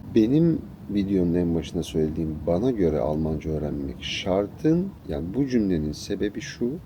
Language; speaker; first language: Turkish; native; Turkish